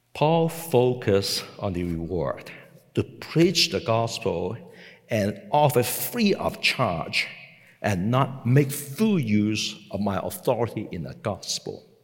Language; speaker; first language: English; non-native, local second language; Cantonese